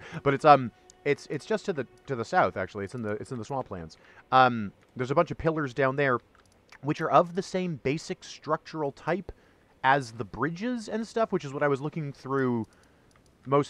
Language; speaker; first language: English; native; English